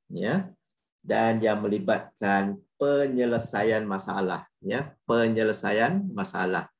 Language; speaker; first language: Malay; native; Malay